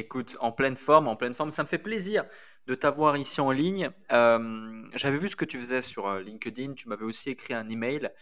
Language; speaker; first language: French; native; French